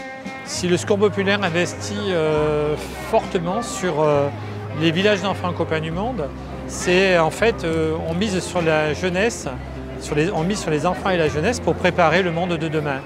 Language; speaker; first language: French; native; French